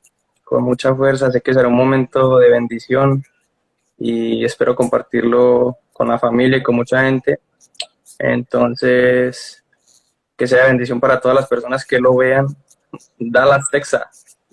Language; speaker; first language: Spanish; native; Spanish